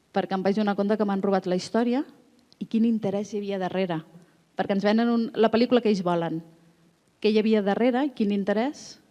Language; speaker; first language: Catalan; native; Catalan